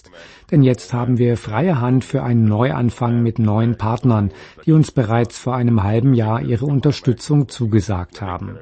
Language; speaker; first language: German; native; German